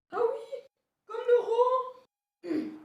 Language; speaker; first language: French; native; French